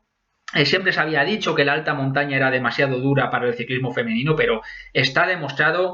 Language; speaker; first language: Spanish; native; Spanish